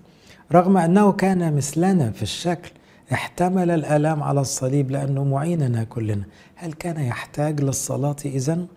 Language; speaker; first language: Arabic; native; Arabic